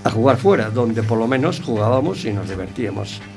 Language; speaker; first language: Spanish; native; Spanish